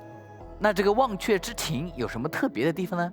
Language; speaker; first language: Chinese; native; Chinese